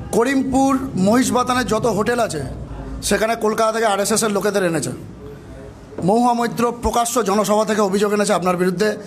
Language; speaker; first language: Bangla; native; Bangla